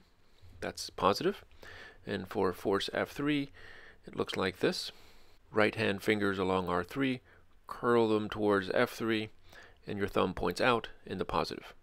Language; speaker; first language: English; native; English